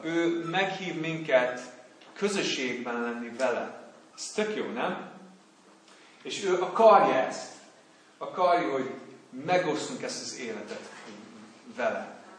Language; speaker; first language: Hungarian; non-native, learner; English